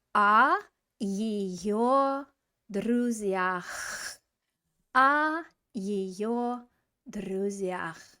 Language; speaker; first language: Russian; non-native, fluent; English